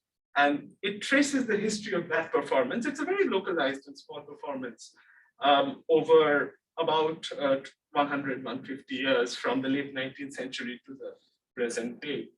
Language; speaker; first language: English; non-native, local second language; Bangla